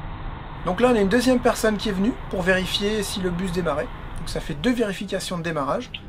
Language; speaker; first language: French; native; French